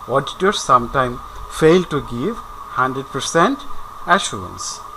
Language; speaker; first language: English; non-native, local second language; Bangla